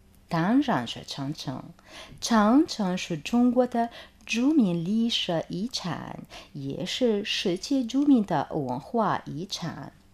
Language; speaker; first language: Chinese; non-native, fluent; Arabic